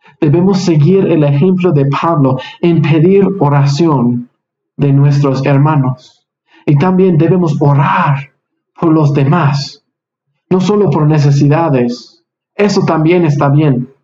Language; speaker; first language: Spanish; non-native, fluent; English